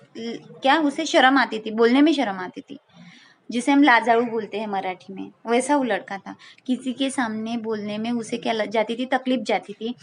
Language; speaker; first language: Hindi; non-native, local second language; Marathi